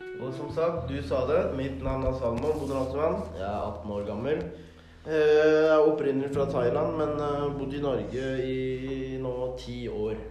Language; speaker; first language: Norwegian; early bilingual, other home language; Thai